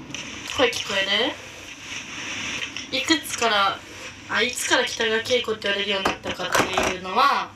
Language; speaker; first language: Japanese; native; Japanese